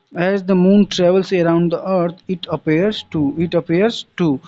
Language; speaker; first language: English; non-native, local second language; Hindi